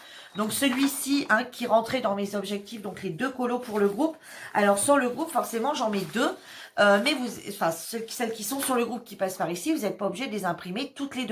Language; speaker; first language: French; native; French